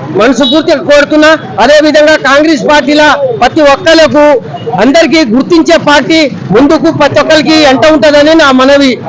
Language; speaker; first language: Telugu; non-native, local second language; Lambadi